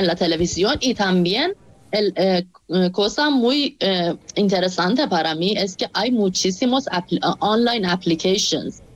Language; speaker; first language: Spanish; non-native, fluent; Persian